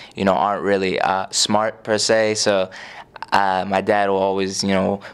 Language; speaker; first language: English; native; English